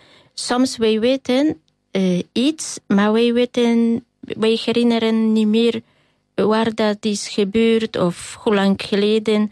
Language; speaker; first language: Dutch; non-native, learner; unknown